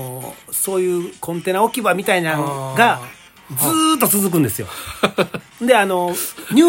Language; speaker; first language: Japanese; native; Japanese